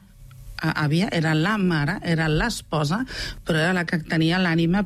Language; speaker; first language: Catalan; native; Catalan